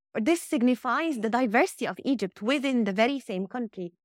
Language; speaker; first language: English; non-native, fluent; Arabic